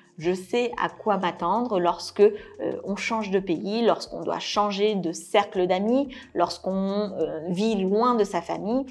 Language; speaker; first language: French; early bilingual, other home language; Korean